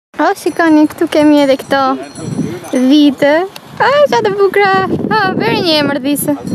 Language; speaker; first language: Albanian; early bilingual, heritage; Albanian